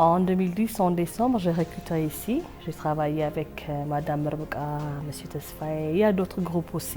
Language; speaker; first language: French; non-native, fluent; Amharic